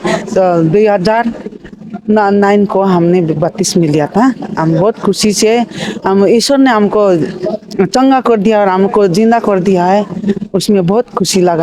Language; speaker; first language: Hindi; non-native, local second language; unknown